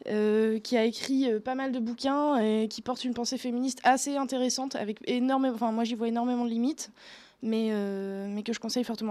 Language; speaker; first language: French; native; French